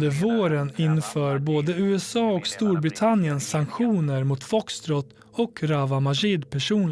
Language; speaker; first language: Swedish; native; Swedish